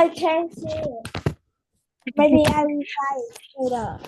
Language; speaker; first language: English; non-native, learner; Vietnamese